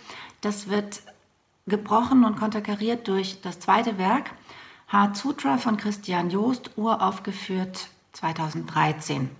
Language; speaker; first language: German; native; German